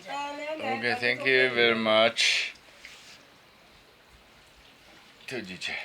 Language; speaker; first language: English; non-native, learner; Korean